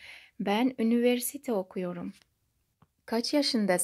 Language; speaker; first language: Turkish; non-native, fluent; Kyrgyz